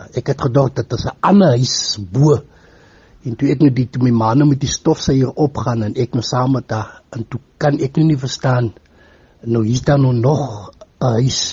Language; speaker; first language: Afrikaans; native; Afrikaans